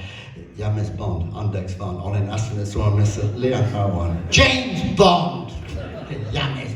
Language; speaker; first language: Finnish; non-native, fluent; English